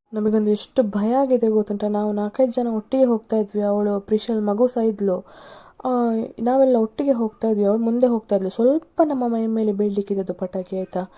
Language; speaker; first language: Kannada; non-native, local second language; Tulu